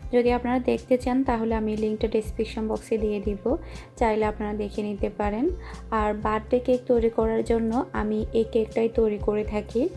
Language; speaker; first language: Bangla; non-native, local second language; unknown